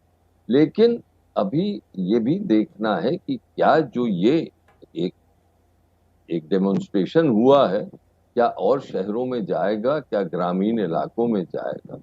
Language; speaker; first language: Hindi; native; Hindi